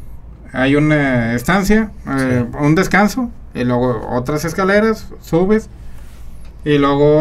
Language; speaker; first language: Spanish; native; Spanish